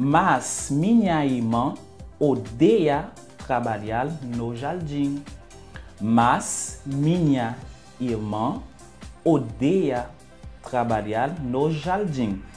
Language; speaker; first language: Portuguese; non-native, fluent; Haitian Creole